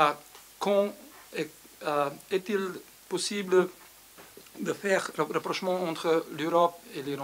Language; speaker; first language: French; non-native, fluent; Slovenian